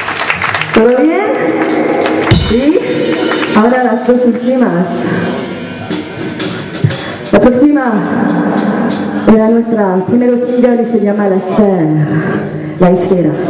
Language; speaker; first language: Spanish; non-native, learner; French